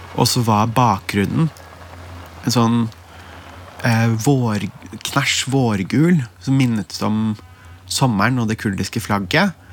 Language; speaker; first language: Norwegian; early bilingual, other home language; Central Kurdish